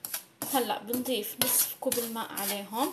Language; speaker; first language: Arabic; native; Arabic